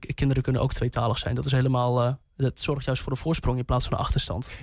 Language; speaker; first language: Dutch; native; Dutch